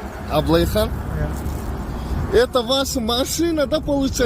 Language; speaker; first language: Russian; non-native, local second language; Kazakh